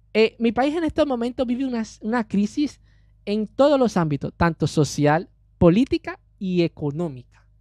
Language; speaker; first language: Spanish; native; Spanish